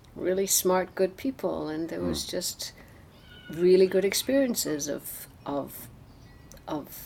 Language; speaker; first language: English; native; English